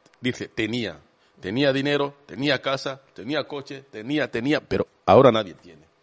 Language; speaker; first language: Spanish; non-native, fluent; Swahili